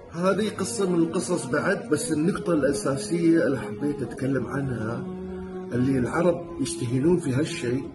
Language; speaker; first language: Arabic; non-native, fluent; Chinese